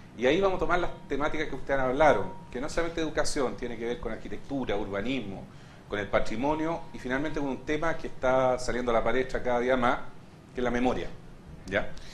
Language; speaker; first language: Spanish; non-native, fluent; Hungarian